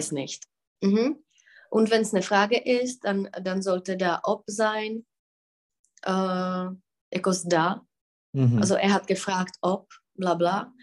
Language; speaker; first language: German; non-native, fluent; Czech